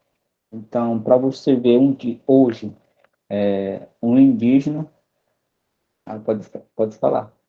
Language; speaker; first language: Portuguese; non-native, local second language; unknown